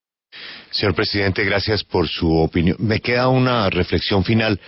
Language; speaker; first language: Spanish; native; Spanish